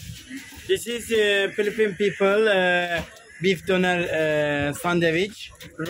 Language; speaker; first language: English; non-native, learner; Turkish